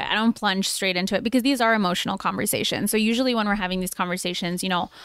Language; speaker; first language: English; early bilingual, other home language; Spanish